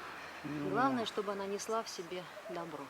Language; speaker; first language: Russian; native; Russian